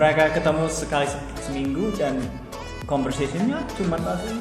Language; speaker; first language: Indonesian; non-native, fluent; English